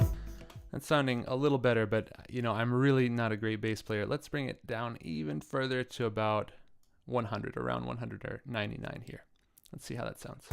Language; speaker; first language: English; native; English